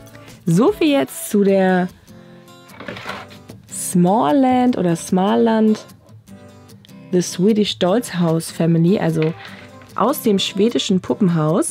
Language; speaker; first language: German; native; German